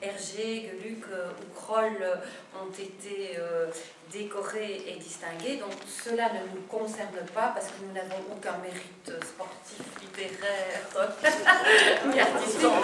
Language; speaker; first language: French; native; French